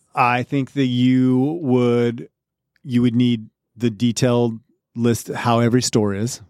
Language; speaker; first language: English; native; English